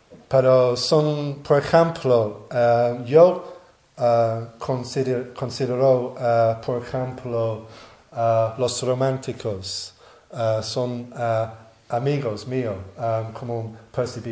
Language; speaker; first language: Spanish; non-native, learner; English